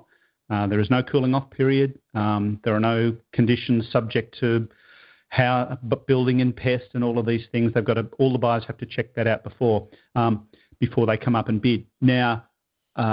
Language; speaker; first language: English; native; English